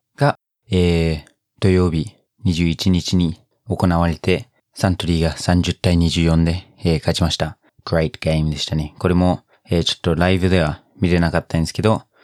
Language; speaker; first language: Japanese; non-native, fluent; English